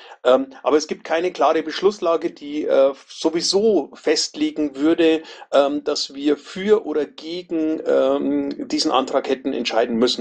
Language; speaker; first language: German; native; German